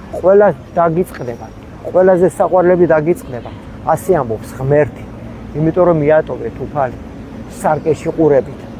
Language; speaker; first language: Georgian; native; Georgian